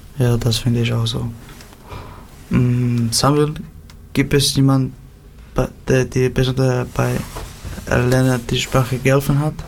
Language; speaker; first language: German; native; German